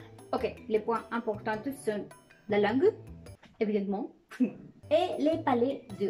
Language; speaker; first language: French; non-native, learner; Spanish